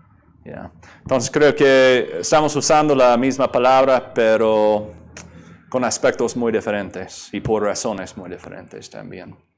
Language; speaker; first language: Spanish; non-native, fluent; English